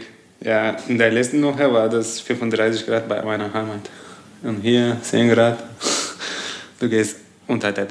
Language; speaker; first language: German; non-native, fluent; Turkish